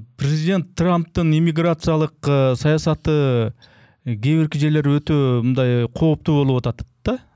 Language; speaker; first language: Kyrgyz; native; Kyrgyz